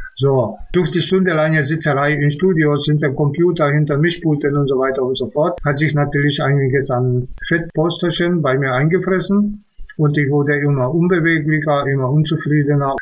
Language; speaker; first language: German; non-native, fluent; Czech